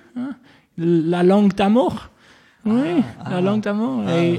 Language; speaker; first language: French; non-native, learner; English